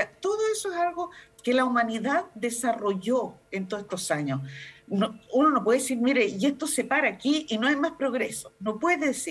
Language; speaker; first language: Spanish; native; Spanish